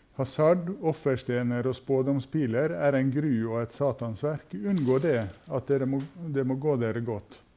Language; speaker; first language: Norwegian; native; Norwegian